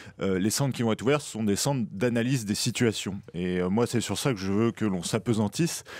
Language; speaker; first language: French; native; French